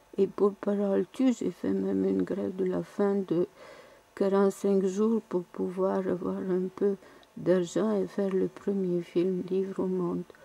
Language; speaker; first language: French; non-native, fluent; Bulgarian